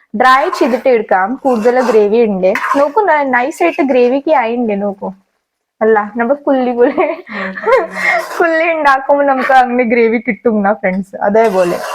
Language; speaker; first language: Malayalam; non-native, learner; Hindi